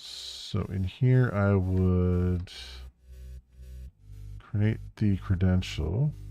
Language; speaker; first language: English; native; English